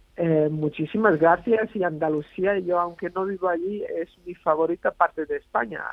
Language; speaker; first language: Spanish; non-native, fluent; Serbian